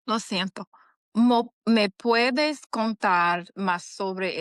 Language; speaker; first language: Spanish; non-native, learner; English